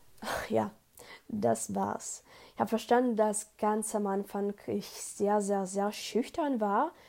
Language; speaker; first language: German; non-native, learner; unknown